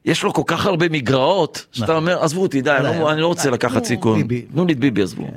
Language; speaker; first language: Hebrew; native; Hebrew